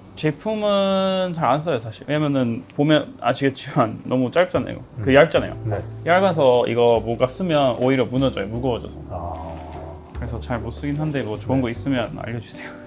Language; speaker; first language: Korean; non-native, fluent; English